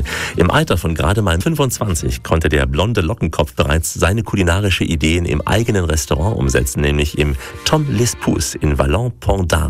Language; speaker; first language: German; native; German